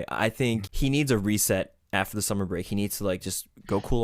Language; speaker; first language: English; native; English